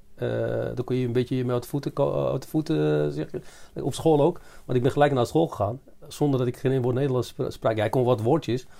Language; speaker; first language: Dutch; early bilingual, other home language; Arabic